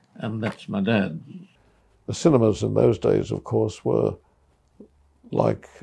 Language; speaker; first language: English; native; English